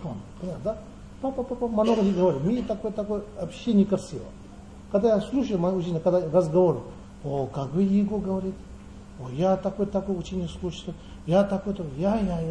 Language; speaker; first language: Russian; non-native, learner; Tibetan